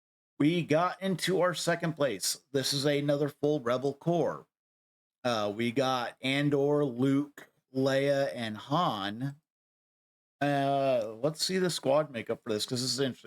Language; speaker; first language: English; native; English